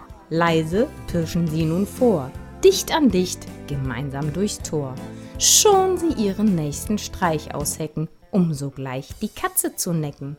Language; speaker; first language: German; native; German